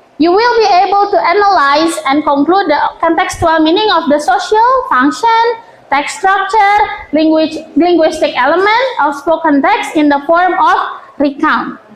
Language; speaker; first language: English; non-native, fluent; Indonesian